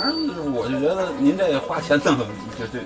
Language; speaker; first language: Chinese; native; Chinese